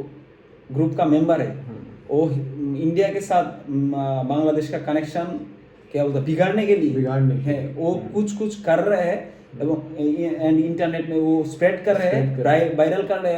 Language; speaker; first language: Hindi; non-native, fluent; Bangla